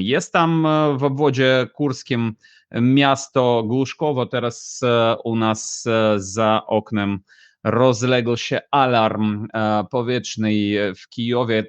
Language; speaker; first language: Polish; non-native, fluent; Ukrainian